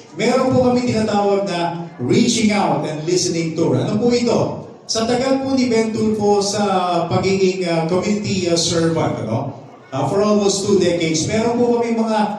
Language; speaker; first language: Filipino; native; Filipino